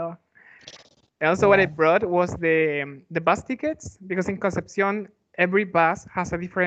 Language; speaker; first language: English; non-native, fluent; Spanish